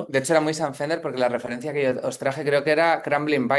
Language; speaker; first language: Spanish; native; Spanish